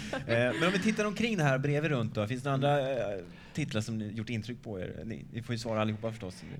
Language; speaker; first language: Swedish; native; Swedish